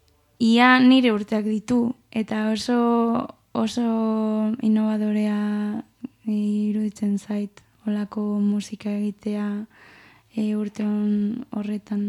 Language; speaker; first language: Basque; non-native, local second language; Spanish